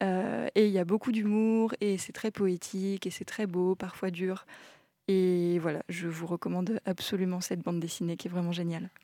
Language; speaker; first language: French; native; French